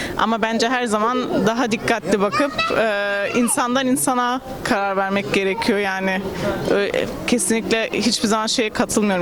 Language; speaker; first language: Turkish; early bilingual, heritage; Turkish